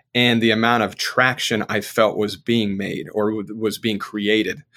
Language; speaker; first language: English; native; English